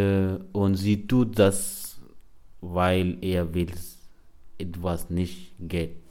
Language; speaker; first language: German; non-native, learner; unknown